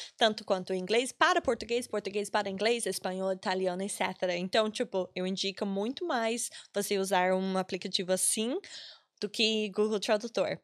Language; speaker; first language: Portuguese; non-native, fluent; English